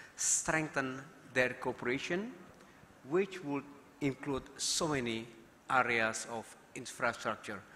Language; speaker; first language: English; non-native, fluent; Indonesian